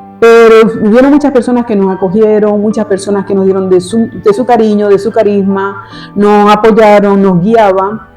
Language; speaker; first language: Spanish; native; Spanish